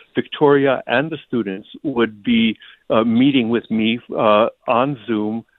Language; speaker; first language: English; early bilingual, other home language; Ukrainian